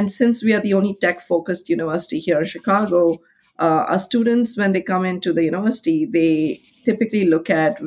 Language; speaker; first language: English; non-native, local second language; Hindi